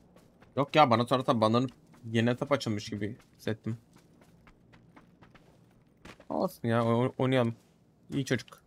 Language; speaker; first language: Turkish; native; Turkish